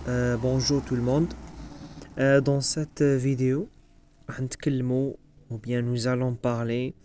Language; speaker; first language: French; non-native, local second language; Arabic